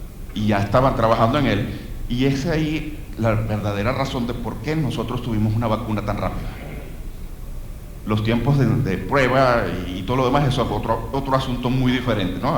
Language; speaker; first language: Spanish; native; Spanish